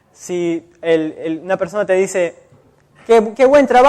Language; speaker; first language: Spanish; native; Spanish